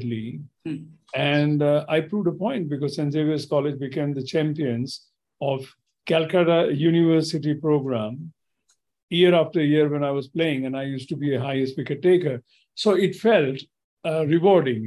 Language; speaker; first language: English; non-native, local second language; Gujarati